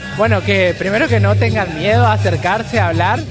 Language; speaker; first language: Spanish; native; Spanish